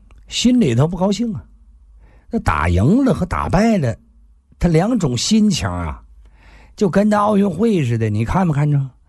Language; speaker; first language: Chinese; native; Chinese